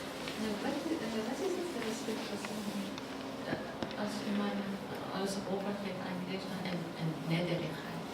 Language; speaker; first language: Dutch; non-native, learner; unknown